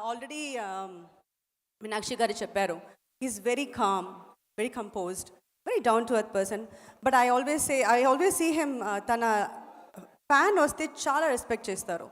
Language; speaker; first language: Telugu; non-native, learner; Tamil